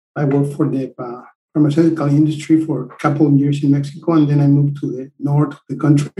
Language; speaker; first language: English; non-native, fluent; Spanish